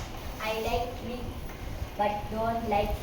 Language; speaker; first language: English; non-native, learner; Tamil